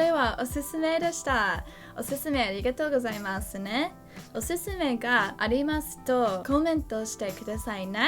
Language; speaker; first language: Japanese; non-native, learner; English